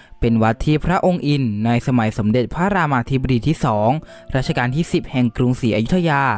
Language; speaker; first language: Thai; native; Thai